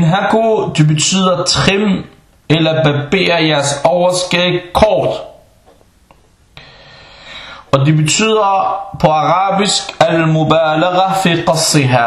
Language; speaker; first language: Danish; non-native, fluent; Arabic